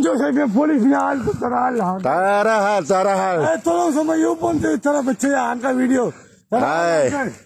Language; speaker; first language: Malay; non-native, local second language; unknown